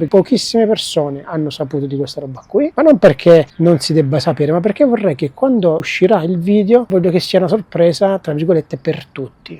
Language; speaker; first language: Italian; native; Italian